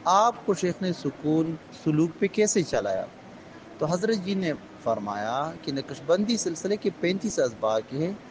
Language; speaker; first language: Urdu; native; Urdu